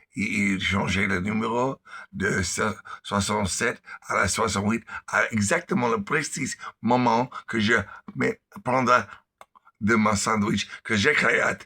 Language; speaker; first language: French; non-native, learner; English